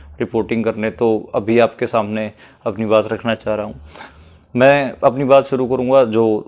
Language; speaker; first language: Hindi; native; Hindi